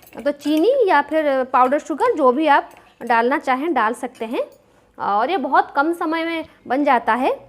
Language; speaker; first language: Hindi; non-native, local second language; Bangla